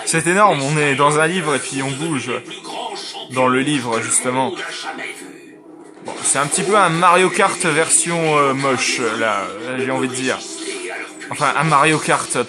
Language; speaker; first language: French; native; French